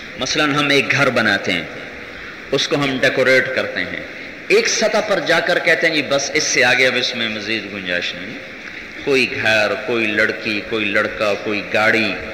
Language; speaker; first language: Urdu; non-native, local second language; Punjabi